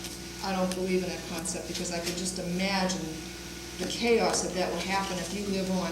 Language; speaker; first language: English; native; English